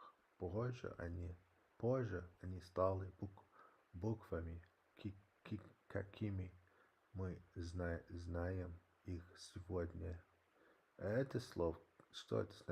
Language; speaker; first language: Russian; non-native, learner; English